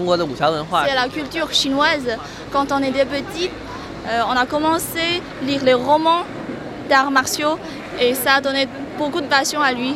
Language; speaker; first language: French; non-native, learner; Chinese